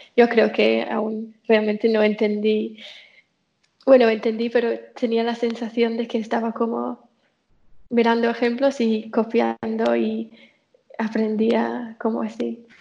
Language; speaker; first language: Spanish; non-native, fluent; English